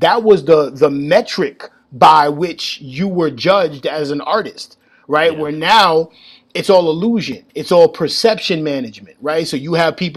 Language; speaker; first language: English; native; English